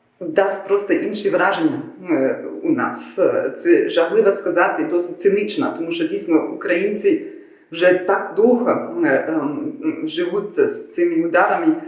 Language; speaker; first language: Ukrainian; non-native, learner; German